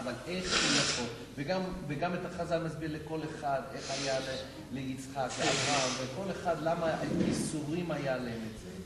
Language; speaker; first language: Hebrew; non-native, fluent; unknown